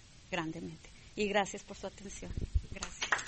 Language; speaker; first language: Spanish; native; Spanish